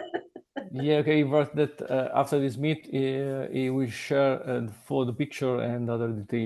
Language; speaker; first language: English; non-native, learner; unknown